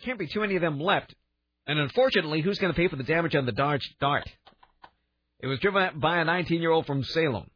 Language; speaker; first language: English; native; English